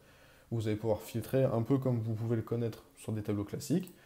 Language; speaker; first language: French; native; French